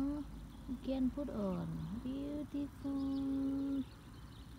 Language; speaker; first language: English; non-native, learner; Thai